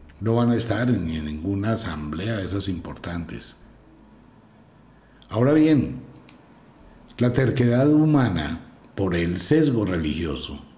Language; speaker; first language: Spanish; native; Spanish